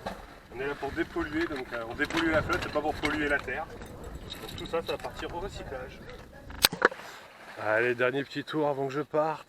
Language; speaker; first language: French; native; French